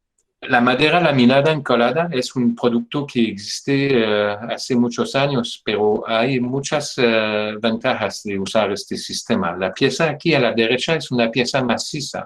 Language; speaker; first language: Spanish; non-native, fluent; French